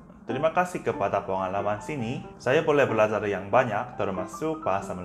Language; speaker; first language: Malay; non-native, learner; Korean